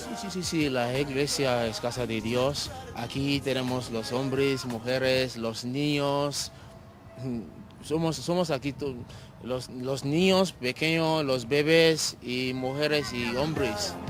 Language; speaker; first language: Spanish; non-native, learner; Yoruba